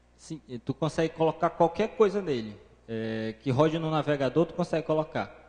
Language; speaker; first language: Portuguese; native; Portuguese